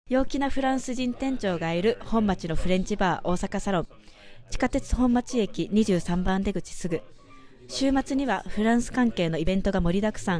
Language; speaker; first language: Japanese; native; Japanese